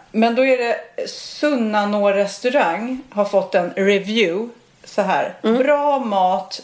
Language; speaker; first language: Swedish; native; Swedish